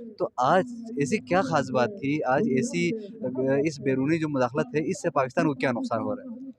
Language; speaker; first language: Urdu; non-native, local second language; Balti